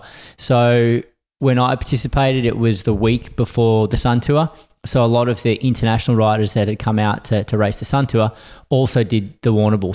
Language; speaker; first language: English; native; English